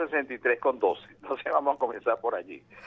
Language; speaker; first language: Spanish; native; Spanish